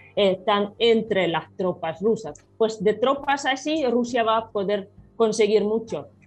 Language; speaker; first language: Spanish; non-native, fluent; Ukrainian